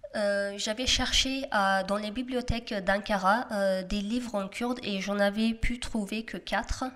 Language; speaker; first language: French; non-native, fluent; Kurdish